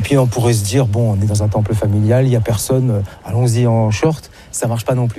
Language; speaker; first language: French; native; French